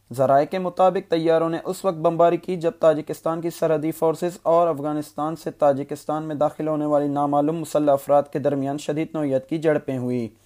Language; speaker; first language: Urdu; non-native, local second language; Baluchi